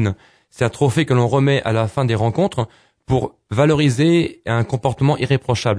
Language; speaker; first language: French; native; French